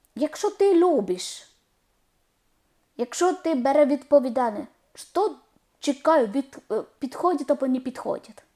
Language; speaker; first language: Ukrainian; non-native, learner; Malayalam